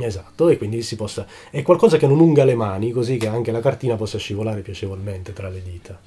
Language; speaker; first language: Italian; native; Italian